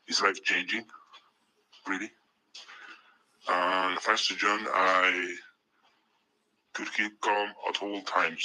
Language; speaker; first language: English; non-native, fluent; Spanish